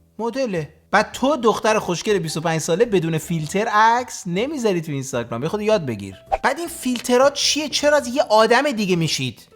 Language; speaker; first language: Persian; early bilingual, heritage; Persian